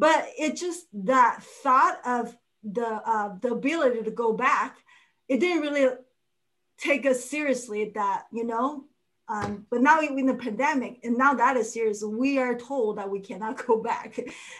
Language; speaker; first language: English; non-native, fluent; Chinese